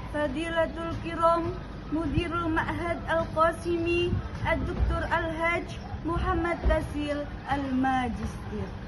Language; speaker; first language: Arabic; non-native, learner; Indonesian